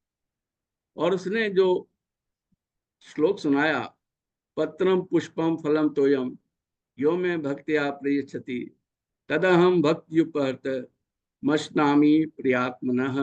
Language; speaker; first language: Hindi; native; Hindi